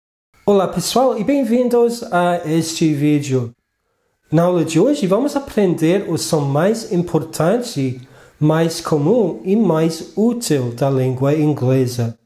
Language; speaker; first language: Portuguese; non-native, fluent; English